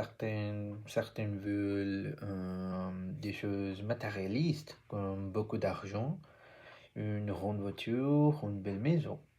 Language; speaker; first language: French; non-native, learner; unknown